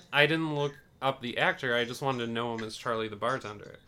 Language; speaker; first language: English; native; English